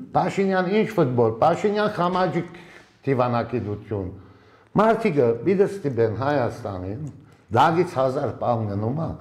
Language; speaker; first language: Armenian; early bilingual, heritage; Armenian